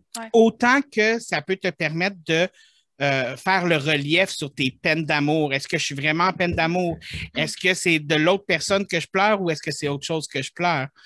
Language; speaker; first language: French; native; French